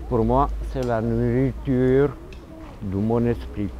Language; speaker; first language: French; non-native, fluent; Romanian